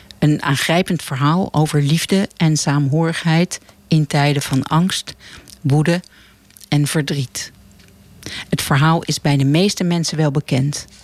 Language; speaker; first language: Dutch; native; Dutch